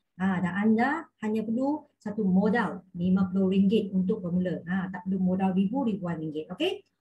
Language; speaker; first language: Malay; non-native, local second language; Cantonese